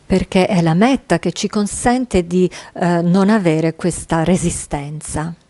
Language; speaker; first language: Italian; native; Italian